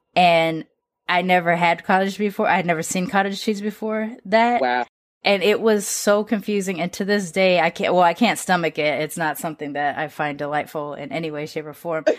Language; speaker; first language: English; native; English